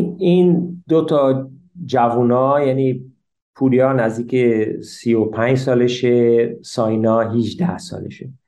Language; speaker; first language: Persian; early bilingual, heritage; Persian